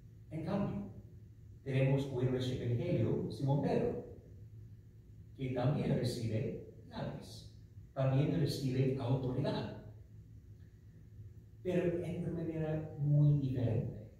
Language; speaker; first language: Spanish; non-native, fluent; English